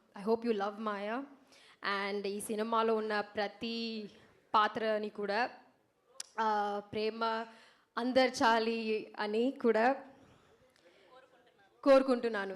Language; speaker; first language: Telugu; non-native, learner; Malayalam